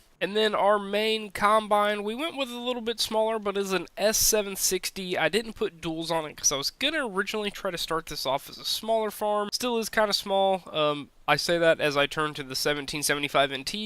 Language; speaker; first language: English; native; English